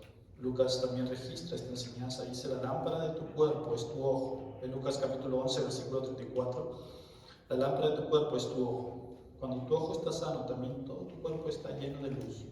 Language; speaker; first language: Spanish; native; Spanish